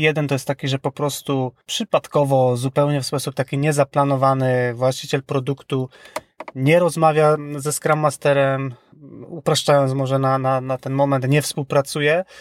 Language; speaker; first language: Polish; native; Polish